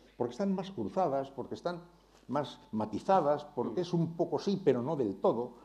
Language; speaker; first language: Spanish; native; Spanish